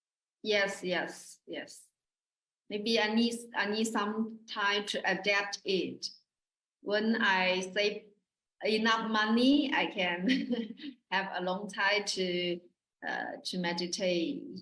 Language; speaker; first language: English; non-native, learner; Chinese